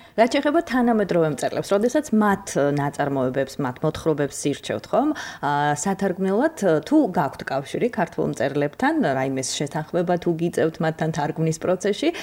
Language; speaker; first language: Georgian; native; Georgian